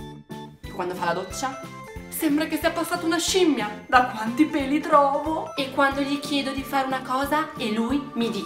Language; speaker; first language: Italian; native; Italian